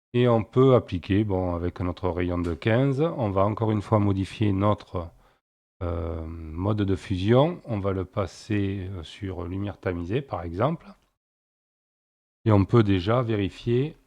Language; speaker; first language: French; native; French